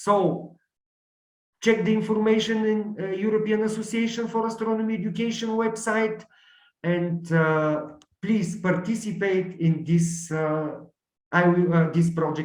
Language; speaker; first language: English; non-native, learner; Bulgarian